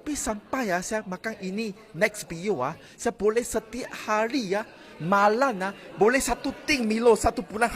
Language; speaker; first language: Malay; non-native, local second language; Chinese